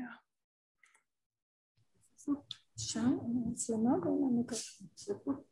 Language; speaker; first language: English; non-native, fluent; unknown